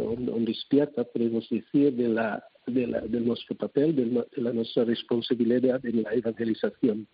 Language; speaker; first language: Spanish; non-native, fluent; Cebuano